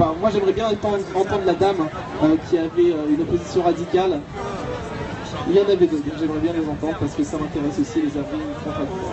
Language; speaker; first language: French; native; French